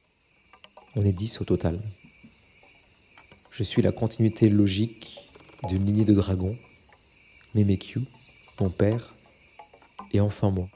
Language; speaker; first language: French; native; French